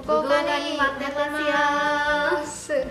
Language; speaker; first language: Japanese; non-native, learner; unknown